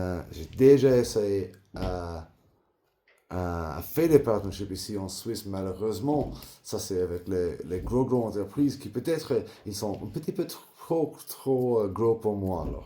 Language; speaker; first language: French; non-native, learner; English